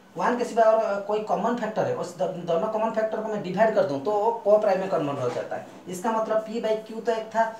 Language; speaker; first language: Hindi; non-native, local second language; Bangla